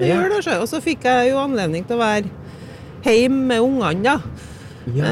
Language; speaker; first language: Norwegian; native; Norwegian